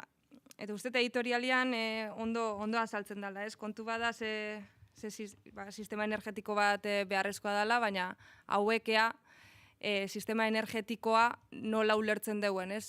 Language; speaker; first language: Basque; native; Basque